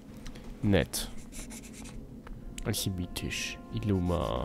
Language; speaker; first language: German; native; German